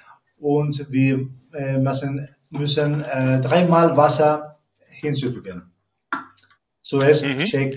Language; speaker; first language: German; non-native, learner; Spanish